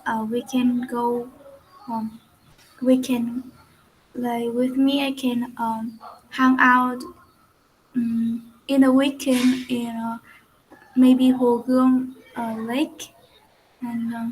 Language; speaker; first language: English; non-native, learner; Vietnamese